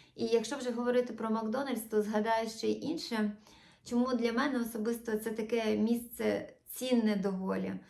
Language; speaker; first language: Ukrainian; non-native, local second language; Russian